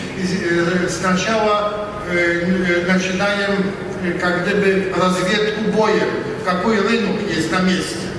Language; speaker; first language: Russian; non-native, learner; Polish